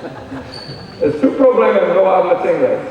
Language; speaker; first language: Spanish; non-native, learner; English